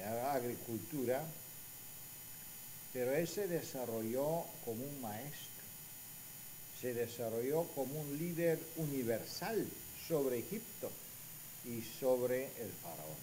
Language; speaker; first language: Spanish; non-native, fluent; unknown